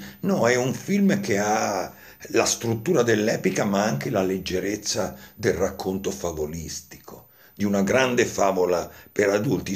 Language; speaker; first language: Italian; native; Italian